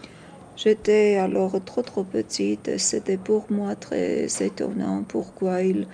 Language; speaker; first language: French; non-native, fluent; Georgian